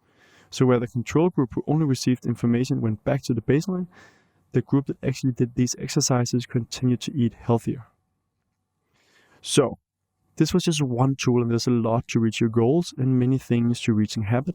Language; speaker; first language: English; non-native, fluent; Danish